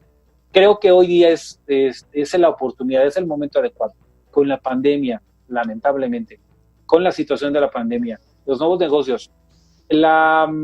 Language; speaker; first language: Spanish; native; Spanish